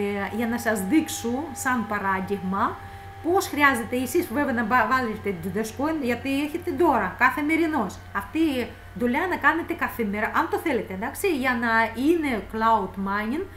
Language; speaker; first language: Greek; non-native, fluent; Russian